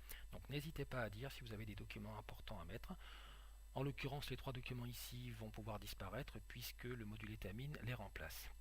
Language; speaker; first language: French; native; French